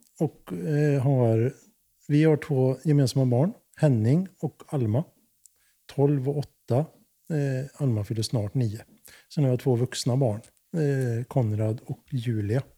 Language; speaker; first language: Swedish; native; Swedish